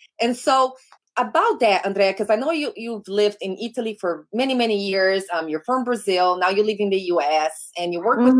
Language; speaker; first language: English; non-native, fluent; Portuguese